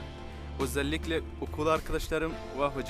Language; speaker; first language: Turkish; non-native, learner; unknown